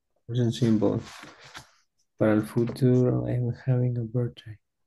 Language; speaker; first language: English; non-native, learner; Spanish